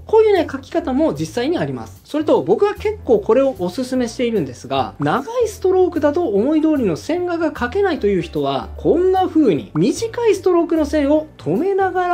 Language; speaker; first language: Japanese; native; Japanese